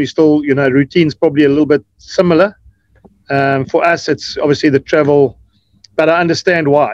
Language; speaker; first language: English; native; English